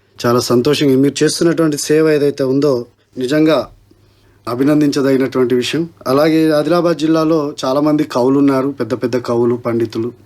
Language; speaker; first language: Telugu; native; Telugu